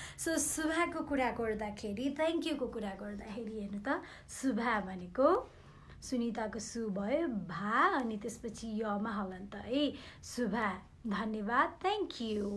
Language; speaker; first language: Nepali; non-native, local second language; Newari